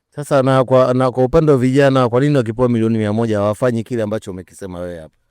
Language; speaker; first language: Swahili; native; Swahili